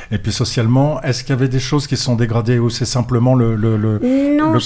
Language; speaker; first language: French; native; French